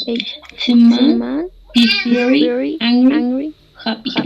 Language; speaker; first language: English; non-native, learner; Spanish